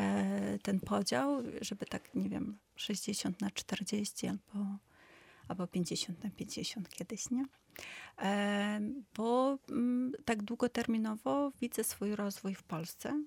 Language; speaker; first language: Polish; non-native, fluent; Ukrainian